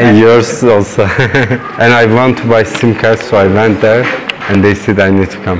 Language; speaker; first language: English; non-native, learner; Turkish